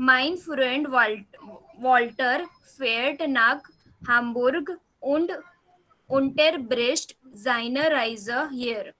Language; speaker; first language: German; non-native, learner; Marathi